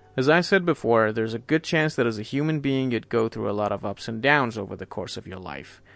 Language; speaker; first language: English; non-native, fluent; Persian